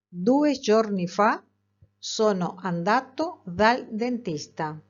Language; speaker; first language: Italian; non-native, fluent; Spanish